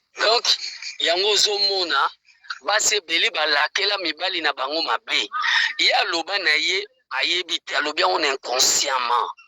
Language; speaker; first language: Lingala; native; Lingala